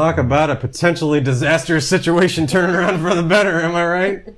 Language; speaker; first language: English; native; English